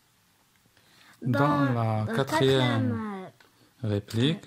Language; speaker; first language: French; non-native, local second language; Arabic